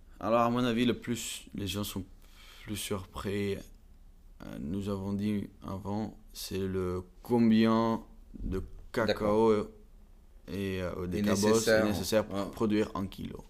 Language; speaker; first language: French; non-native, learner; Dutch